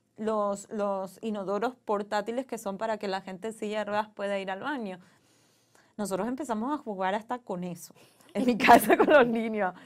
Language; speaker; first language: Spanish; native; Spanish